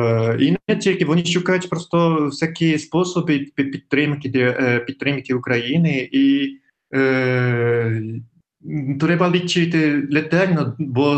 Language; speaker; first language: Ukrainian; non-native, fluent; Japanese